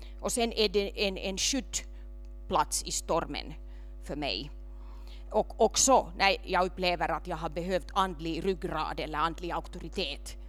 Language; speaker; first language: Swedish; non-native, local second language; Finnish